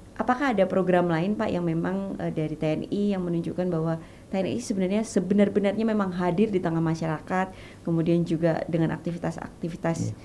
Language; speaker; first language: Indonesian; native; Indonesian